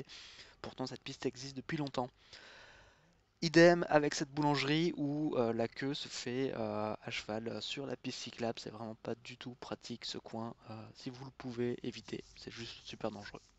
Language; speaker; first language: French; native; French